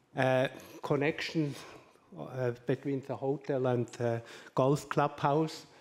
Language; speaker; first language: English; non-native, learner; German